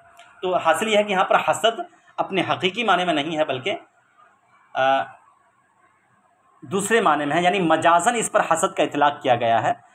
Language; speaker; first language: Urdu; native; Urdu